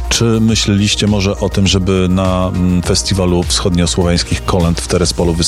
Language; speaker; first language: Polish; native; Polish